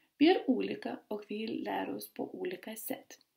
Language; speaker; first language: Swedish; non-native, learner; Lithuanian